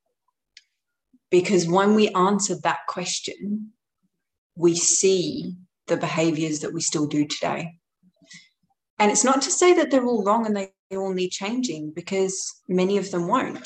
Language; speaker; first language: English; native; English